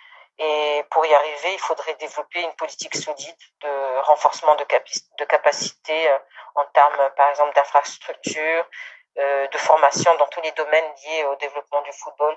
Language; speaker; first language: French; non-native, local second language; Comorian